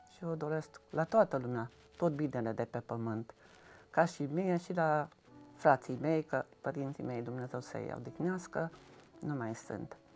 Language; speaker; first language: Romanian; non-native, local second language; Hungarian